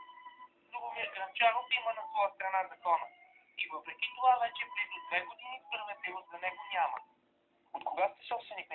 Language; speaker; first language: Bulgarian; native; Bulgarian